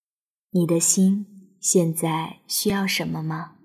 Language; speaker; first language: Chinese; native; Chinese